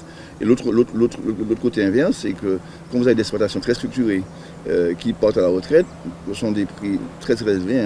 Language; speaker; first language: French; native; French